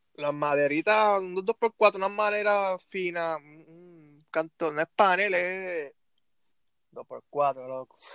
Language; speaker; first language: Spanish; native; Spanish